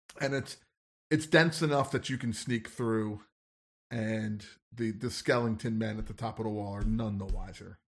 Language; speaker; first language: English; native; English